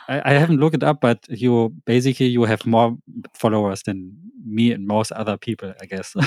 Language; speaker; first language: English; non-native, fluent; German